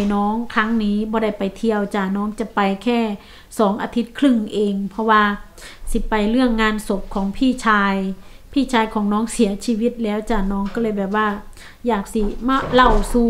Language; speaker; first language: Thai; non-native, local second language; Lao